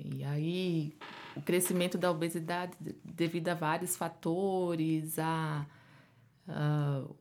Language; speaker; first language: Portuguese; native; Portuguese